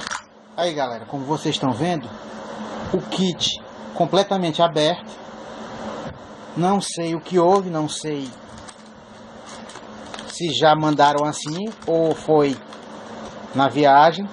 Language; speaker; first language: Portuguese; native; Portuguese